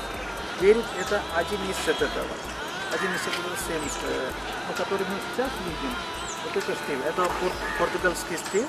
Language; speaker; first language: Russian; non-native, learner; Malayalam